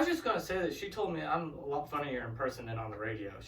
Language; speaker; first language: English; native; English